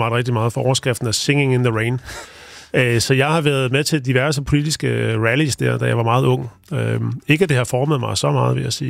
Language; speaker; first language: Danish; native; Danish